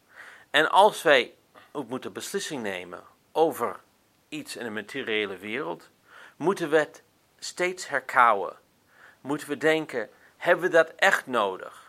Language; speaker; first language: Dutch; non-native, fluent; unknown